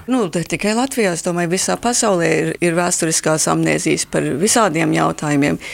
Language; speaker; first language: Latvian; early bilingual, heritage; Latvian